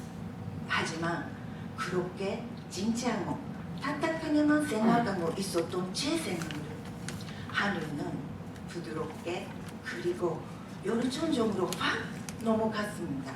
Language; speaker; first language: Korean; non-native, fluent; Japanese